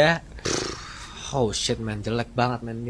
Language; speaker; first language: Indonesian; native; Indonesian